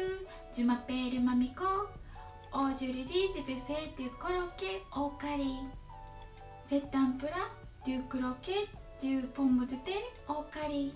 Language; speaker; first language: French; non-native, learner; Japanese